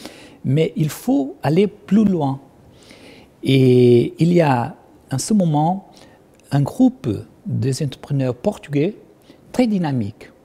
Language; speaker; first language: French; non-native, fluent; Portuguese